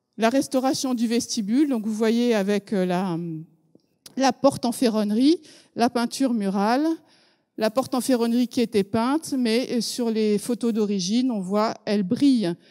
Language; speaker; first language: French; native; French